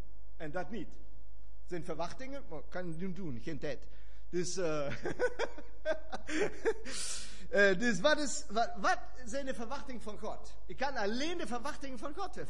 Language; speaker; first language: Dutch; non-native, fluent; German